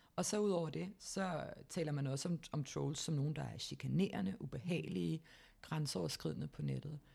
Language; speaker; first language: Danish; native; Danish